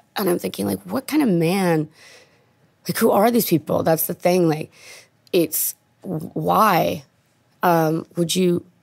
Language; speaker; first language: English; non-native, fluent; Italian